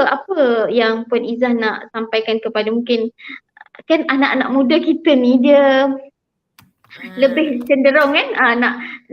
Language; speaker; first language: Malay; native; Malay